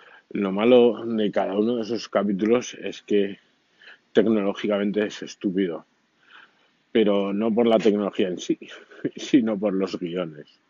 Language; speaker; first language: Spanish; native; Spanish